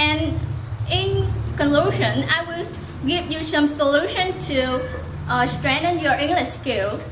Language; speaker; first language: English; non-native, learner; Vietnamese